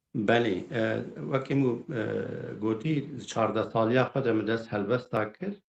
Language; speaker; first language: Kurdish; native; Kurdish